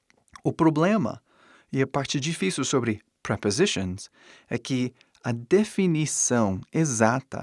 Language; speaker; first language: Portuguese; non-native, fluent; English